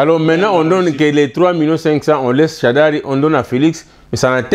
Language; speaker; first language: French; non-native, local second language; Lingala